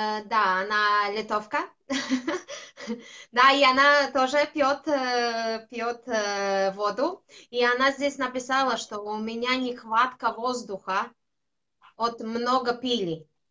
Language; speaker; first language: Russian; non-native, local second language; Latvian